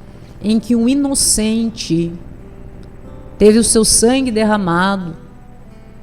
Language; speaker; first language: Portuguese; native; Portuguese